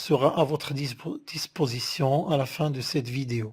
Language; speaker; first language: French; non-native, local second language; Arabic